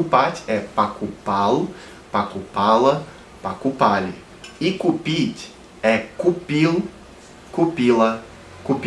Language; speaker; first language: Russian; non-native, fluent; Portuguese